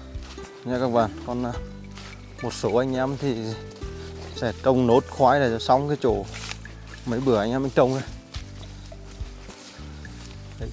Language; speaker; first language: Vietnamese; native; Vietnamese